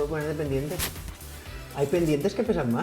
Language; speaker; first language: Spanish; native; Spanish